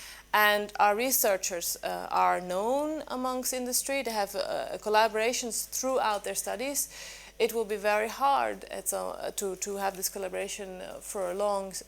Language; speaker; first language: English; non-native, fluent; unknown